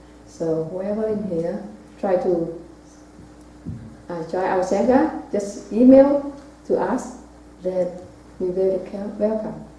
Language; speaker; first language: English; non-native, learner; Vietnamese